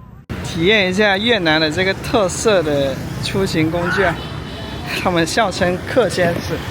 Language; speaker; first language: Chinese; native; Chinese